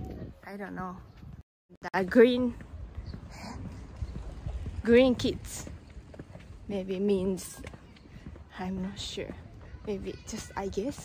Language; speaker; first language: English; non-native, learner; Japanese